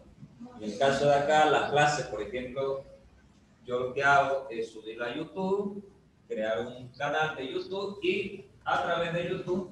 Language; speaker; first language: Spanish; native; Spanish